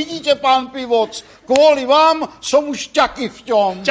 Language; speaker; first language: Czech; native; Czech